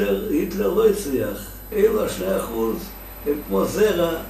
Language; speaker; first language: Hebrew; non-native, fluent; Yiddish